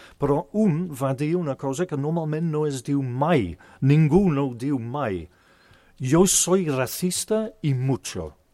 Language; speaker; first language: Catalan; non-native, fluent; English